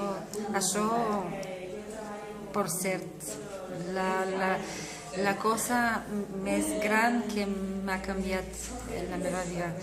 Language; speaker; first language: Catalan; non-native, local second language; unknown